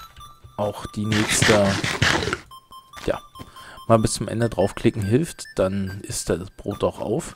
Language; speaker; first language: German; native; German